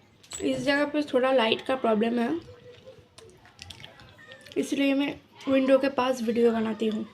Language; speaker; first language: Hindi; non-native, local second language; Bangla